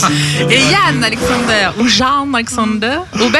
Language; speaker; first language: French; native; French